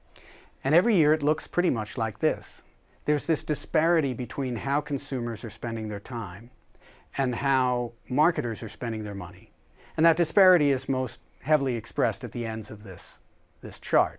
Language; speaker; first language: English; native; English